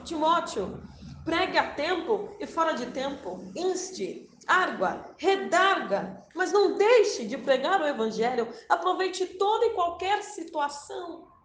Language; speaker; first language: Portuguese; native; Portuguese